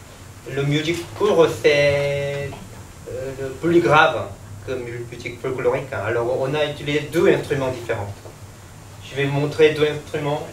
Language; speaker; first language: French; non-native, learner; Korean